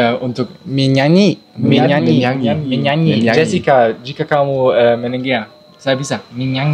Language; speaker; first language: Indonesian; non-native, learner; German